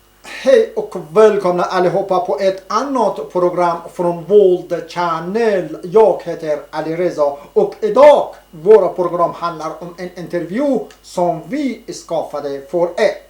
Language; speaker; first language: Swedish; non-native, learner; Persian